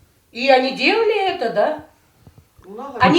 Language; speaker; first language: Russian; native; Russian